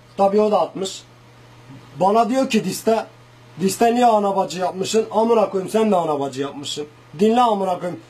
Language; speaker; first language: Turkish; non-native, local second language; Zaza